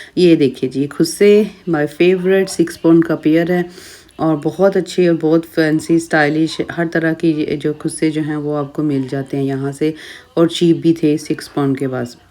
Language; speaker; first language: Urdu; native; Urdu